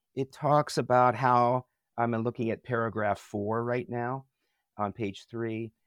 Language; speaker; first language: English; native; English